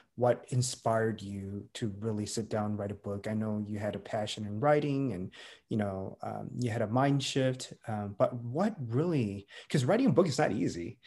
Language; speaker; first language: English; native; English